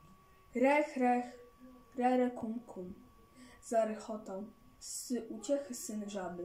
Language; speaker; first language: Polish; native; Polish